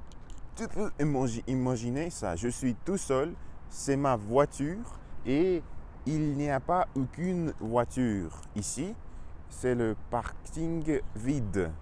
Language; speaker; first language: French; non-native, learner; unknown